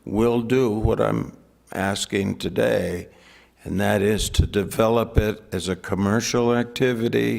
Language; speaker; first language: English; native; English